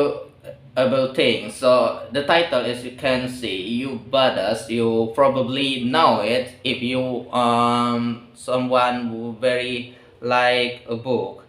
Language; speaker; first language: English; non-native, learner; Indonesian